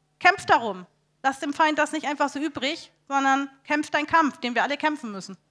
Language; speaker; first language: German; native; German